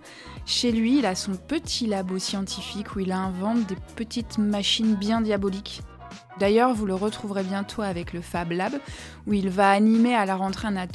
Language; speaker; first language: French; native; French